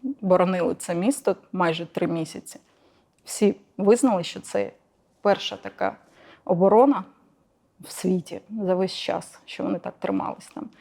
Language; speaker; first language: Ukrainian; non-native, local second language; Russian